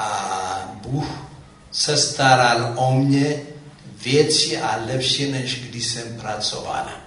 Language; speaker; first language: Czech; non-native, fluent; Amharic